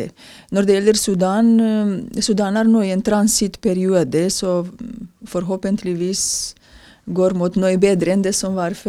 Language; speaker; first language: Norwegian; non-native, fluent; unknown